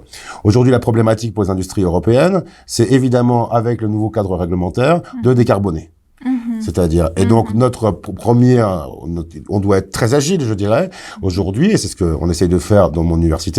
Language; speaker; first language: French; native; French